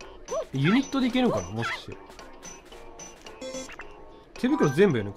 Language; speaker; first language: Japanese; native; Japanese